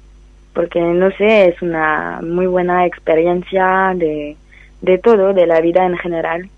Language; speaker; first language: Spanish; non-native, fluent; French